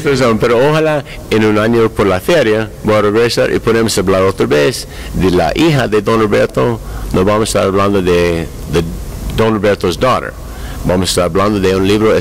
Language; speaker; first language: Spanish; non-native, learner; English